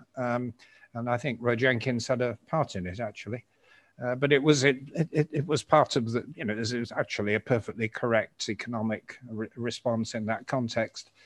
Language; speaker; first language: English; native; English